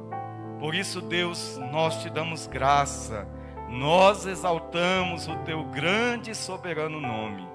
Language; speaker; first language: Portuguese; native; Portuguese